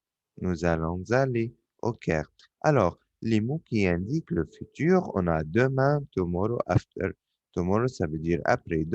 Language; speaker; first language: French; non-native, fluent; Arabic